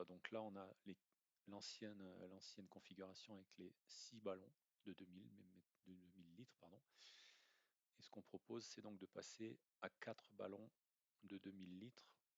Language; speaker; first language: French; native; French